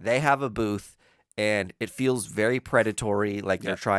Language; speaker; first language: English; native; English